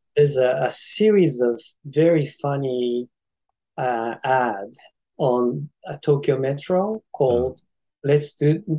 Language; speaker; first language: English; non-native, fluent; Japanese